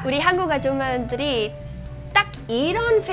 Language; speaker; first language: Korean; non-native, fluent; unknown